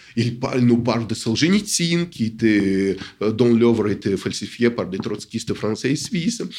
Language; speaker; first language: French; non-native, fluent; Russian